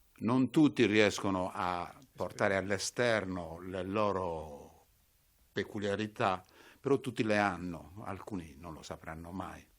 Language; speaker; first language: Italian; native; Italian